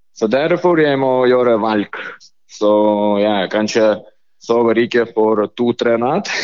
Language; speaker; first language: Norwegian; non-native, learner; Lithuanian